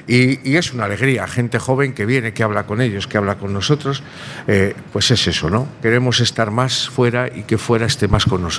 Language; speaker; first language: Spanish; native; Spanish